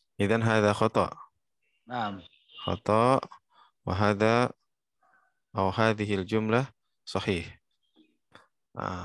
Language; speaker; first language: Arabic; non-native, fluent; Indonesian